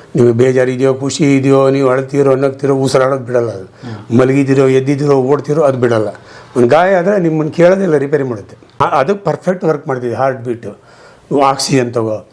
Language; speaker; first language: Kannada; non-native, local second language; Konkani